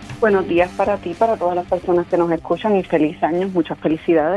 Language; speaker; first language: Spanish; native; Spanish